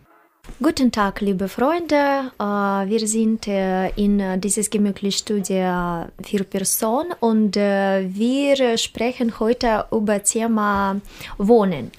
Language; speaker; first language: German; non-native, learner; Russian